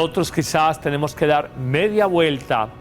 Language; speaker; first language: Spanish; native; Spanish